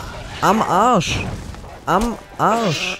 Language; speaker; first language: German; native; German